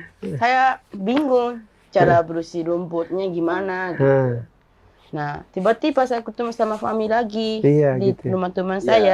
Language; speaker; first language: Indonesian; non-native, fluent; Japanese